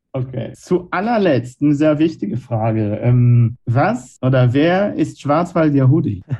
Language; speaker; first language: German; non-native, fluent; Hebrew